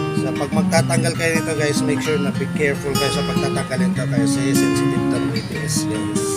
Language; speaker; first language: Filipino; non-native, local second language; Cebuano